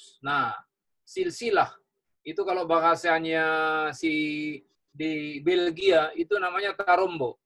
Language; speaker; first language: Indonesian; native; Indonesian